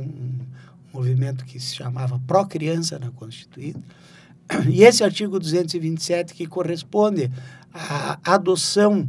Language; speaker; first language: Portuguese; native; Portuguese